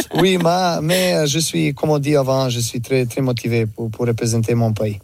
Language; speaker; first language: French; non-native, learner; Serbian